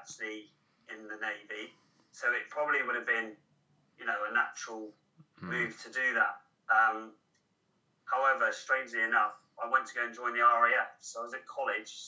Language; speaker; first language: English; native; English